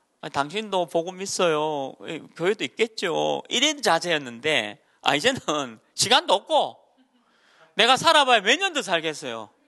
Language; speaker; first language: Korean; native; Korean